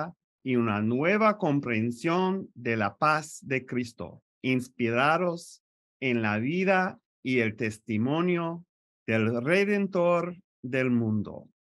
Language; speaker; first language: Spanish; non-native, fluent; French